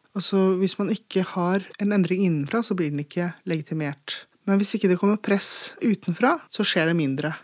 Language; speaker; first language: Norwegian; native; Norwegian